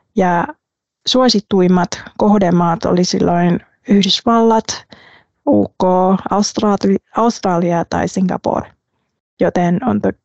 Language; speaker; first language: Finnish; non-native, fluent; Vietnamese